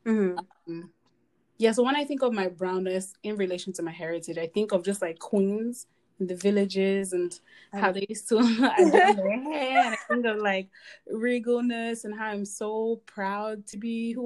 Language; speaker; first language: English; non-native, local second language; Yoruba